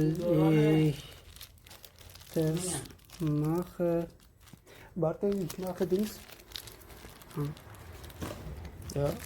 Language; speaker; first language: German; non-native, learner; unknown